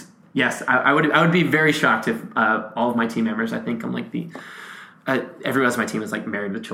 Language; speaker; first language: English; native; English